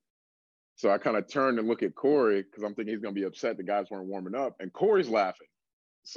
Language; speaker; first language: English; native; English